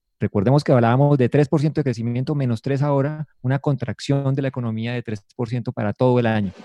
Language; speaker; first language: Spanish; native; Spanish